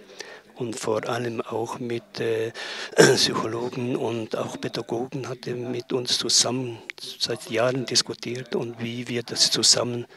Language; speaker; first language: German; non-native, learner; Tibetan